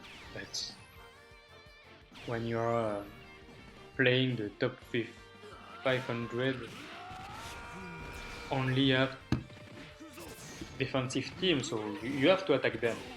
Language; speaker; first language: English; non-native, learner; French